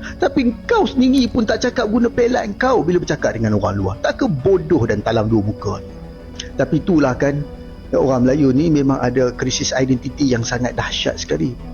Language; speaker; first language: Malay; native; Malay